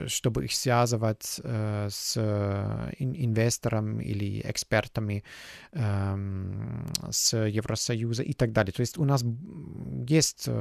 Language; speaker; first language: Russian; non-native, fluent; German